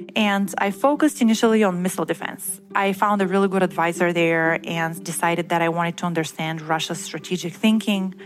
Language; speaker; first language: English; non-native, fluent; Bulgarian